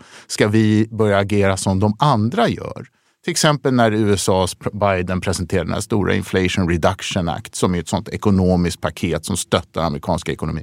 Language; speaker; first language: Swedish; native; Swedish